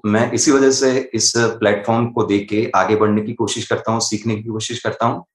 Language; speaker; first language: Hindi; non-native, local second language; Gujarati